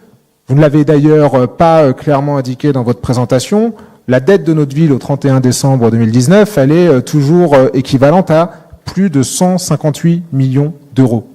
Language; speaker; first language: French; native; French